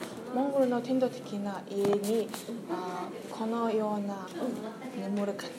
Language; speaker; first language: Japanese; non-native, learner; Mongolian